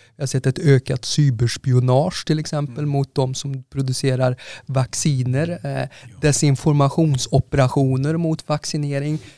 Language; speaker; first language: Swedish; native; Swedish